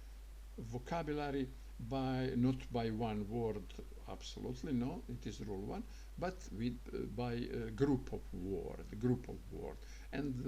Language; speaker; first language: English; non-native, learner; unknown